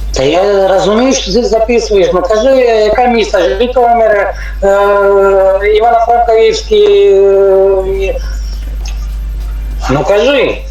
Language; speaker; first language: Ukrainian; non-native, learner; Tajik